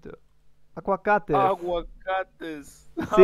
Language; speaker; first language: Spanish; non-native, learner; German